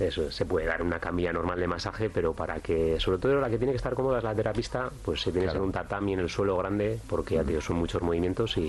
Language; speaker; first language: Spanish; native; Spanish